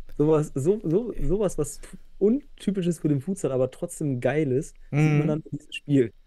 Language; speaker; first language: German; native; German